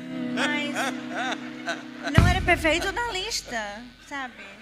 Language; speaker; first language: Portuguese; non-native, fluent; English